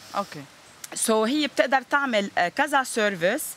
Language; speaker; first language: Arabic; native; Arabic